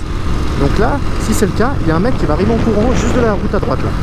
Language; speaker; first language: French; native; French